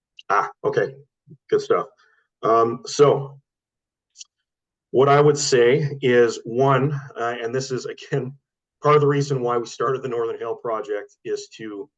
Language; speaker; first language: English; native; English